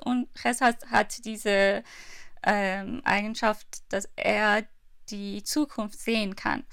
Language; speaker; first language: German; non-native, fluent; Persian